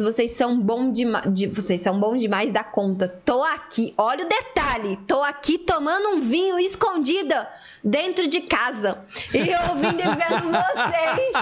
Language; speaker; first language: Portuguese; native; Portuguese